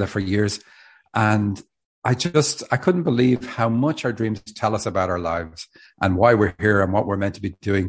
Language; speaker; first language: English; native; English